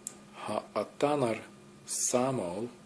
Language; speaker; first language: Hungarian; non-native, learner; English